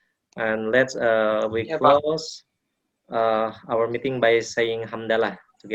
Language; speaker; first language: English; non-native, local second language; Indonesian